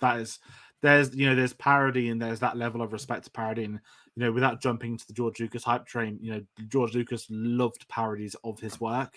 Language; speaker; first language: English; native; English